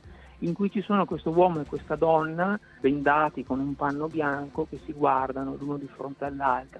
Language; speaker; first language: Italian; native; Italian